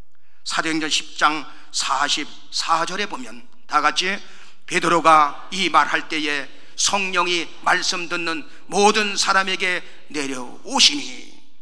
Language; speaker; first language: Korean; native; Korean